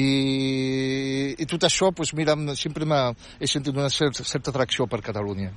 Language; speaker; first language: Catalan; non-native, fluent; Riffian